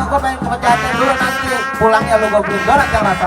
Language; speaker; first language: Indonesian; native; Indonesian